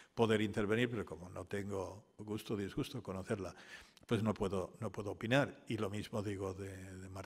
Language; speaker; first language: Spanish; non-native, local second language; Catalan